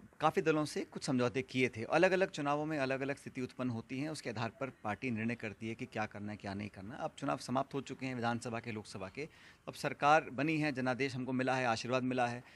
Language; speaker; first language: Hindi; native; Hindi